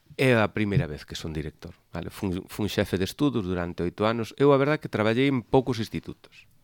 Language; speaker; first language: Galician; native; Galician